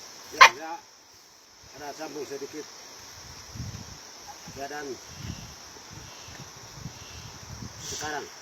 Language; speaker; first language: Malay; non-native, local second language; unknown